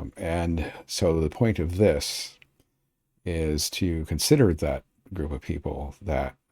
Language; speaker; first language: English; native; English